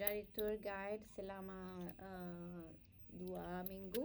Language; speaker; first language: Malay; non-native, learner; English